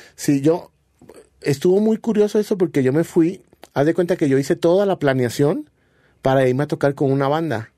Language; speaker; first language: Spanish; native; Spanish